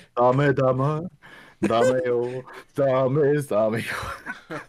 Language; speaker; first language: German; early bilingual, other home language; Ukrainian